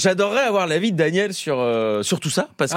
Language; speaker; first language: French; native; French